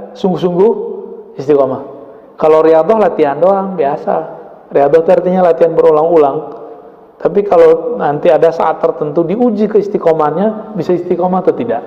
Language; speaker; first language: Indonesian; native; Indonesian